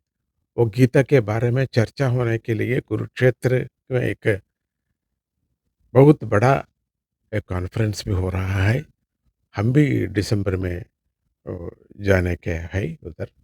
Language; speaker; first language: Hindi; non-native, local second language; Kannada